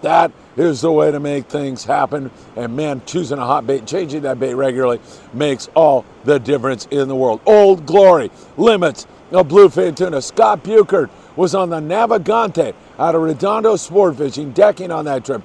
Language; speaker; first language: English; native; English